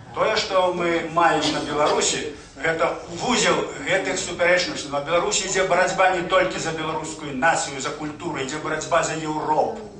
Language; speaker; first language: Belarusian; native; Belarusian